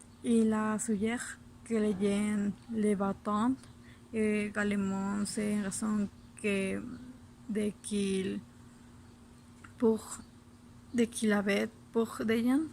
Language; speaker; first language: French; non-native, learner; Spanish